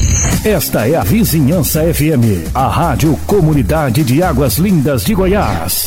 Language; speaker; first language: Portuguese; native; Portuguese